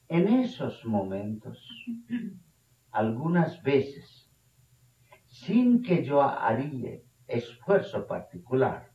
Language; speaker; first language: Spanish; non-native, fluent; Bangla